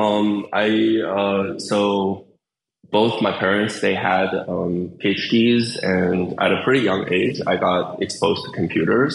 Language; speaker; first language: English; native; English